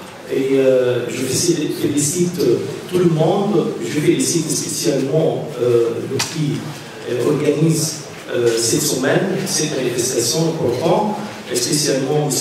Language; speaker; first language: French; non-native, fluent; Arabic